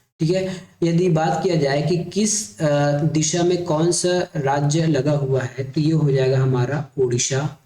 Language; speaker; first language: Hindi; native; Hindi